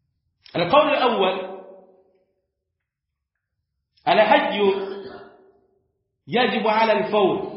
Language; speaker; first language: Arabic; non-native, fluent; Swahili